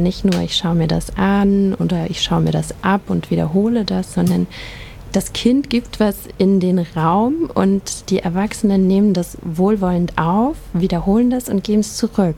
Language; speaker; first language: German; native; German